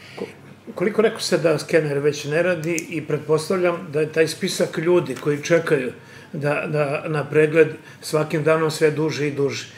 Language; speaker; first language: Serbian; native; Serbian